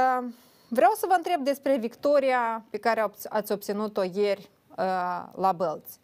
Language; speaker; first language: Romanian; native; Romanian